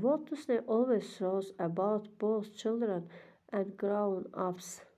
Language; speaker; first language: English; non-native, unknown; Azerbaijani